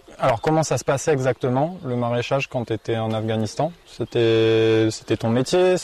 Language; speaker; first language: French; native; French